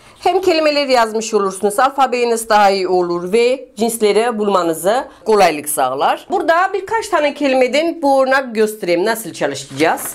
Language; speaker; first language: Turkish; non-native, fluent; Russian